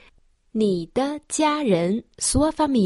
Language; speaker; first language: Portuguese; non-native, fluent; Chinese